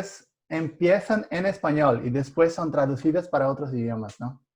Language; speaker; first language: Spanish; non-native, fluent; Portuguese